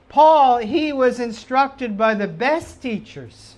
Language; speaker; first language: English; native; English